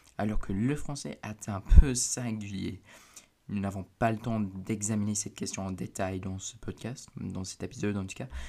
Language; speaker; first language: French; non-native, fluent; English